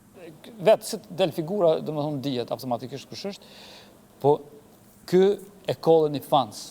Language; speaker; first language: Albanian; native; Albanian